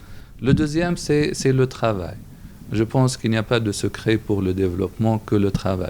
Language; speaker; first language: French; non-native, local second language; Arabic